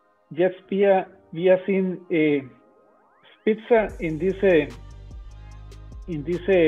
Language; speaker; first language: German; non-native, learner; Spanish